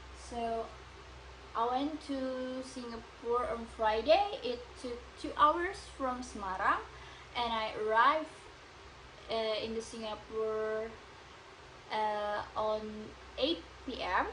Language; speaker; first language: English; non-native, learner; Indonesian